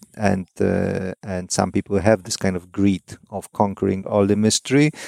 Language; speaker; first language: English; non-native, fluent; Polish